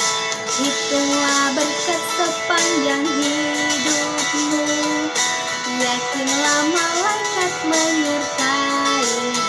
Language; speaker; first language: Indonesian; native; Indonesian